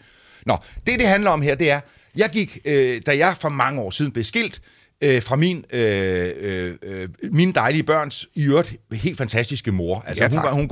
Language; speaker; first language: Danish; native; Danish